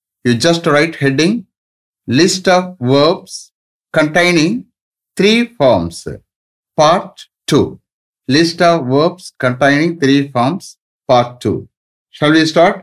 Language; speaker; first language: English; non-native, local second language; Tamil